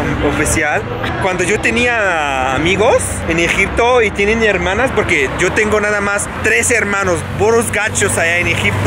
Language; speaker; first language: Spanish; non-native, learner; Arabic